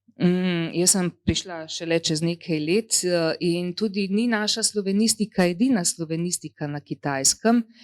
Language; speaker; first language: Slovenian; native; Slovenian